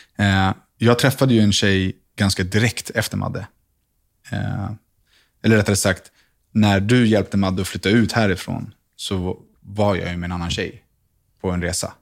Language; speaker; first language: Swedish; native; Swedish